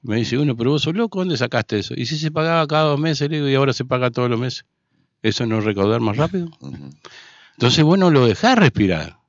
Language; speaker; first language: Spanish; native; Spanish